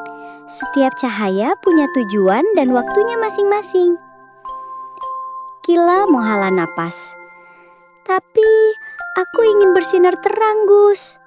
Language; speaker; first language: Indonesian; native; Indonesian